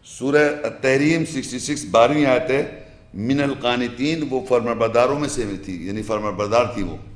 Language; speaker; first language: Urdu; native; Urdu